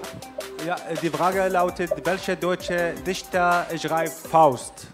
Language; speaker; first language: German; non-native, fluent; Arabic